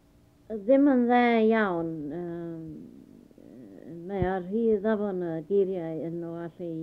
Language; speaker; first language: Welsh; early bilingual, heritage; Welsh